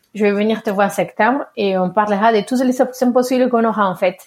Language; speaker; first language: French; early bilingual, other home language; Spanish